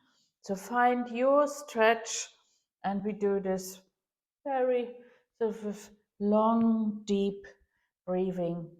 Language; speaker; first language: English; non-native, fluent; German